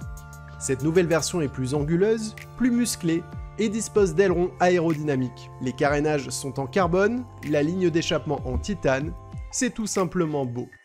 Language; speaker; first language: French; native; French